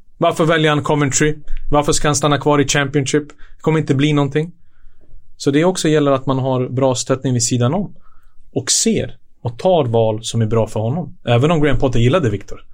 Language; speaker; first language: Swedish; early bilingual, other home language; Serbian